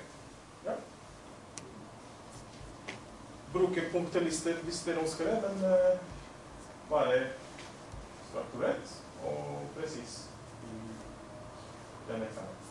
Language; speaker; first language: Norwegian; non-native, fluent; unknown